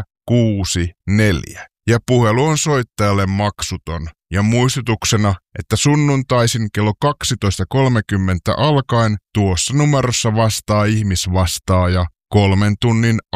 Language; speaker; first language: Finnish; native; Finnish